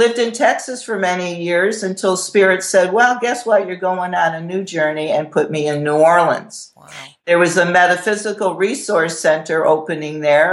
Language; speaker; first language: English; native; English